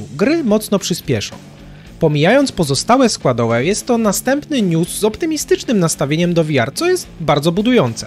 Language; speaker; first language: Polish; native; Polish